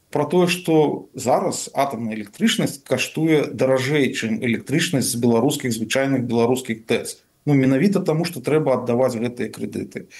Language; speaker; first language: Belarusian; non-native, local second language; Russian